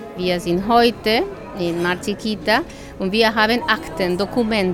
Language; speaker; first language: German; non-native, learner; Spanish